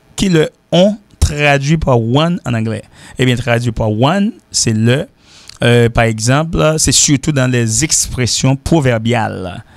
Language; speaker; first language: French; native; French